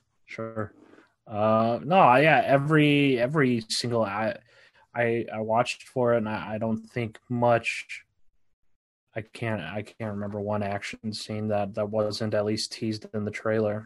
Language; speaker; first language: English; native; English